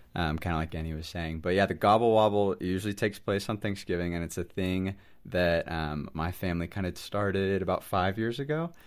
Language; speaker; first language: English; native; English